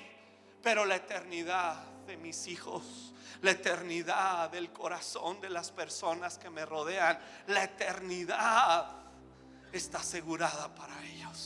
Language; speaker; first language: Spanish; native; Spanish